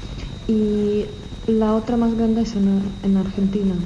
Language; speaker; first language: Spanish; non-native, fluent; Czech